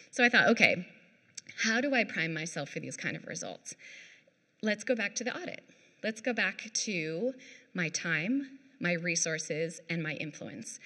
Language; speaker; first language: English; native; English